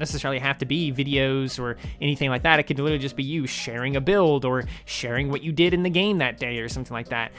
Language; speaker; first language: English; native; English